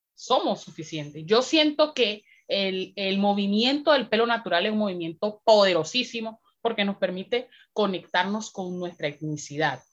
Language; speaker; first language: Spanish; native; Spanish